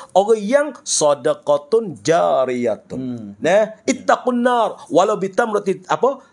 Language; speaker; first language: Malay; native; Malay